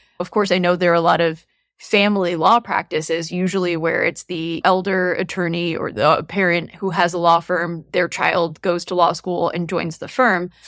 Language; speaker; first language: English; native; English